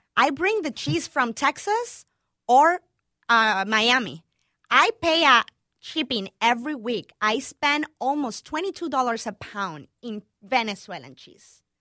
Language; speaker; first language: English; non-native, fluent; Spanish